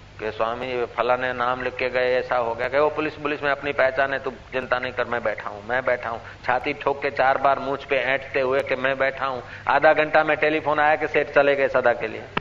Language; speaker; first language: Hindi; non-native, local second language; Sindhi